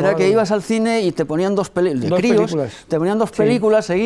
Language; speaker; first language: Spanish; native; Spanish